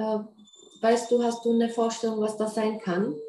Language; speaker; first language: German; non-native, fluent; Czech